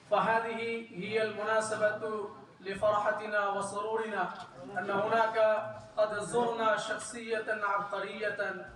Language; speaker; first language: Arabic; non-native, fluent; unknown